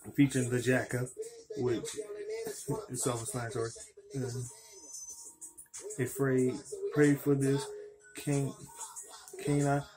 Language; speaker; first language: English; native; English